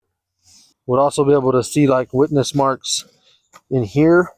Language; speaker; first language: English; native; English